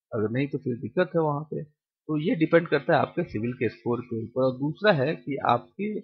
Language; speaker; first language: Hindi; non-native, local second language; Bangla